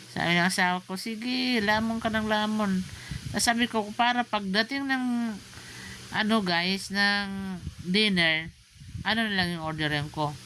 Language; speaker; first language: Filipino; non-native, local second language; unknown